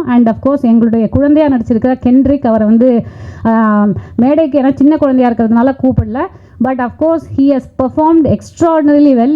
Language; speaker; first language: Tamil; native; Tamil